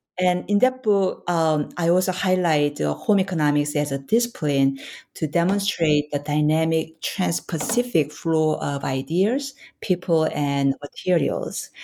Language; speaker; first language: English; non-native, fluent; Korean